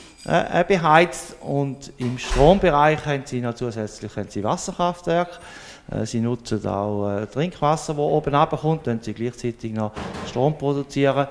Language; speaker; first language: German; native; German